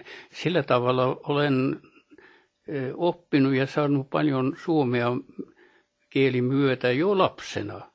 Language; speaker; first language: Finnish; early bilingual, heritage; Norwegian